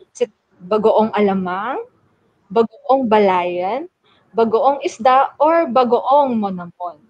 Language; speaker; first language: Filipino; native; Filipino